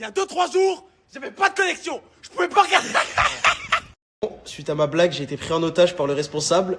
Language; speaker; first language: French; native; French